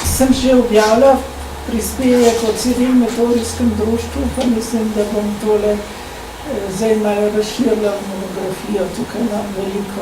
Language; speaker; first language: Slovenian; early bilingual, heritage; Slovenian